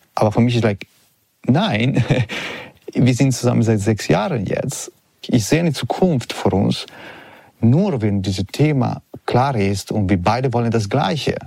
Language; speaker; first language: German; non-native, learner; Italian